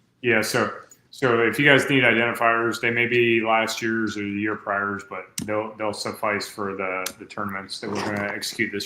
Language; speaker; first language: English; native; English